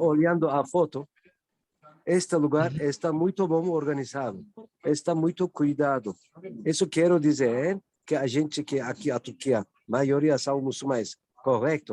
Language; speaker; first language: Portuguese; non-native, learner; Turkish